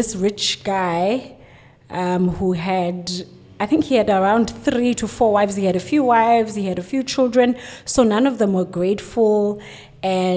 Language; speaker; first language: English; non-native, local second language; Xhosa